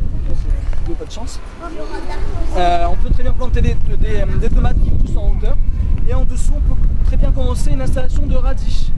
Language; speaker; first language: French; native; French